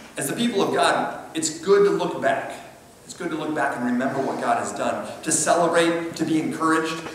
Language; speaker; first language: English; native; English